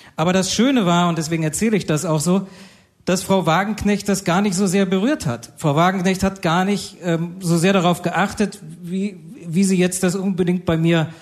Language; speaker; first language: German; native; German